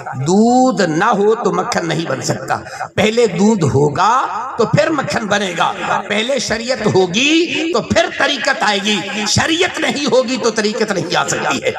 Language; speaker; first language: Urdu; non-native, local second language; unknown